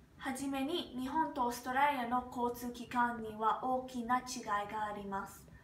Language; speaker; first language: Japanese; non-native, learner; English